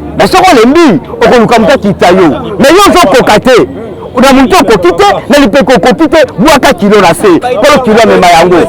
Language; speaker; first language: Lingala; native; Lingala